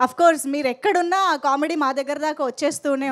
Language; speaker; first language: Telugu; native; Telugu